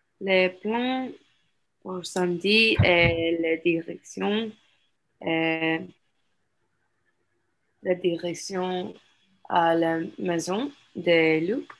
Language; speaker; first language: French; non-native, learner; English